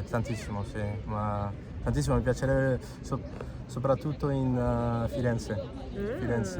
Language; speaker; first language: Italian; non-native, fluent; Spanish